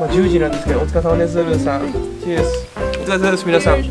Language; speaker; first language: Japanese; native; Japanese